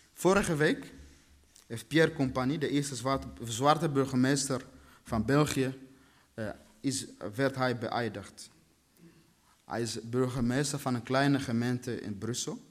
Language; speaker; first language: Dutch; early bilingual, other home language; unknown